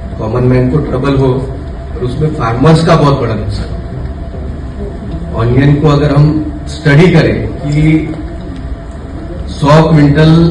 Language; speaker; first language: Hindi; non-native, local second language; Marathi